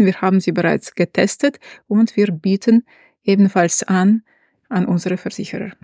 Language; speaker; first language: German; non-native, fluent; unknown